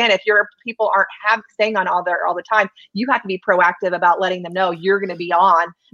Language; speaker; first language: English; native; English